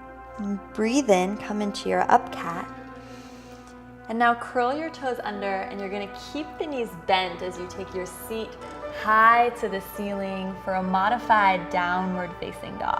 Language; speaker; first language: English; native; English